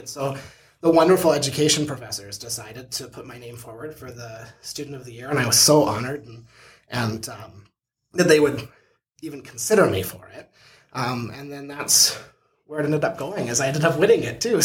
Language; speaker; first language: English; native; English